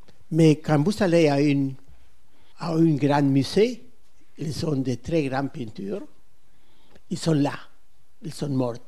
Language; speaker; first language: French; non-native, learner; Catalan